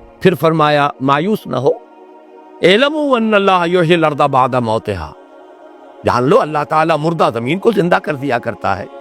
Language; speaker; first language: Urdu; native; Urdu